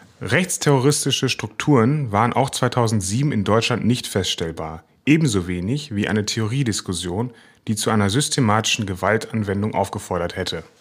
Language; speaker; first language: German; native; German